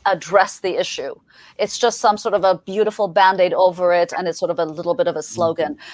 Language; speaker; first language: English; early bilingual, other home language; Persian